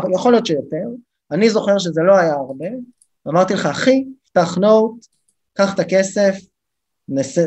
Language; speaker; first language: Hebrew; native; Hebrew